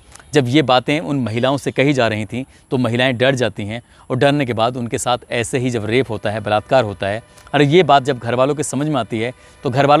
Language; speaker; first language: Hindi; native; Hindi